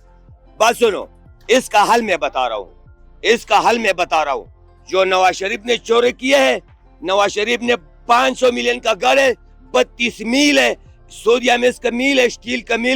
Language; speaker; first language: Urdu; non-native, local second language; Pashto